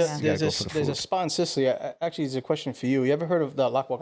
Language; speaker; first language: English; native; English